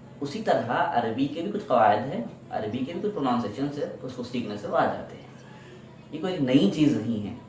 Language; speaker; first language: Urdu; native; Urdu